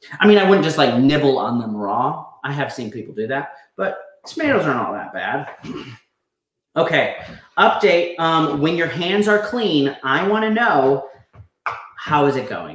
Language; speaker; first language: English; native; English